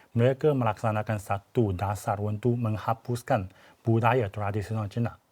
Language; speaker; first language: Malay; non-native, fluent; Chinese